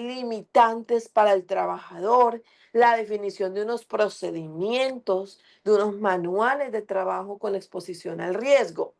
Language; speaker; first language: Spanish; native; Spanish